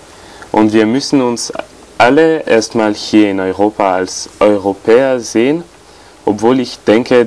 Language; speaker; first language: German; non-native, fluent; French